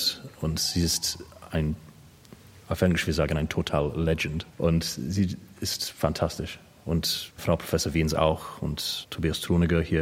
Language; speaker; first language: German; non-native, learner; English